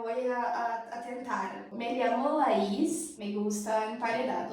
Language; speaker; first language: Spanish; non-native, learner; Portuguese